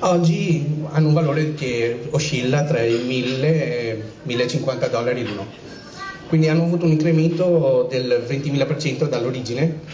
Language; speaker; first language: Italian; native; Italian